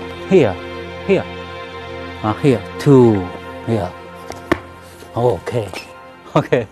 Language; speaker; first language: English; non-native, learner; Chinese